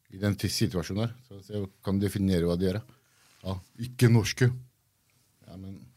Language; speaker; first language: Norwegian; early bilingual, other home language; Kurdish